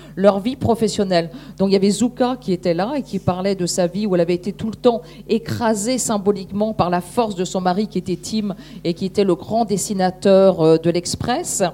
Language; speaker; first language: French; native; French